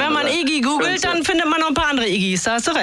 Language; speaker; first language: German; native; German